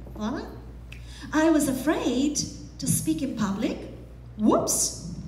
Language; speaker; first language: English; non-native, fluent; Romanian